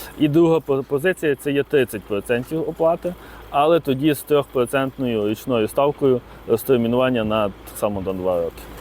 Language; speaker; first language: Ukrainian; native; Ukrainian